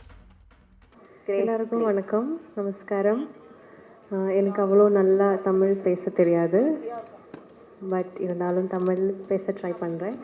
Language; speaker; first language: Tamil; non-native, learner; Malayalam